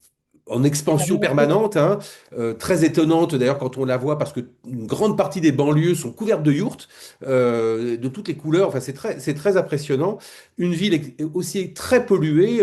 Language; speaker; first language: French; native; French